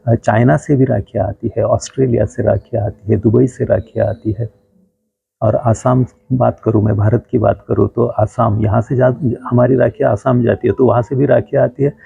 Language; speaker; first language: Hindi; non-native, local second language; Gujarati